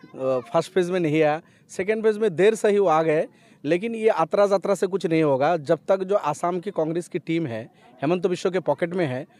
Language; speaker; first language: Hindi; non-native, local second language; Bangla